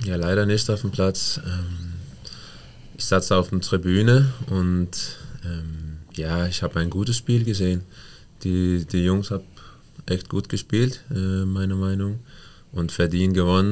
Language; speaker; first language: German; non-native, fluent; Danish